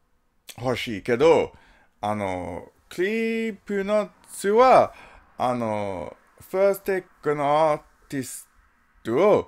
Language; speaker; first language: Japanese; non-native, learner; English